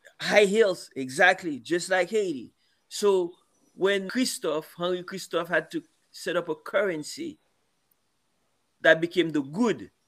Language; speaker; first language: English; non-native, fluent; Haitian Creole